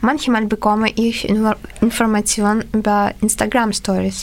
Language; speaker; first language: German; non-native, learner; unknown